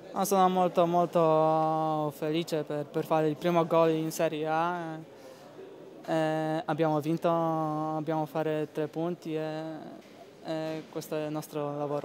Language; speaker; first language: Italian; non-native, learner; Polish